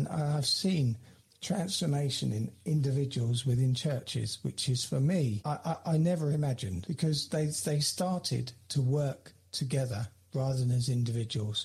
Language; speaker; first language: English; native; English